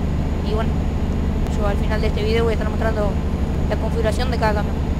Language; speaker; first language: Spanish; native; Spanish